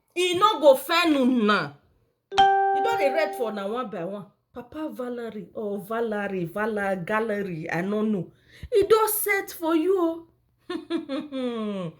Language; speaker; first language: Nigerian Pidgin; non-native, local second language; Bini